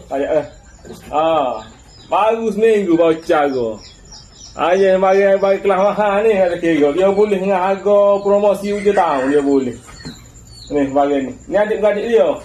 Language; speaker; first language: Malay; native; Malay